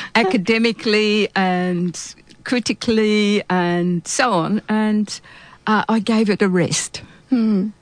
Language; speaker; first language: English; native; English